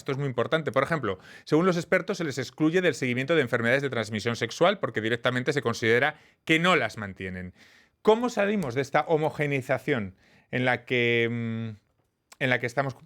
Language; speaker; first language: Spanish; native; Spanish